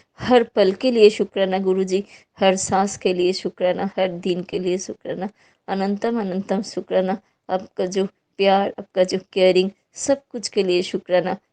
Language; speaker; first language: Hindi; non-native, local second language; Bangla